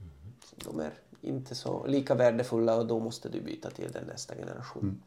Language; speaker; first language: Swedish; non-native, fluent; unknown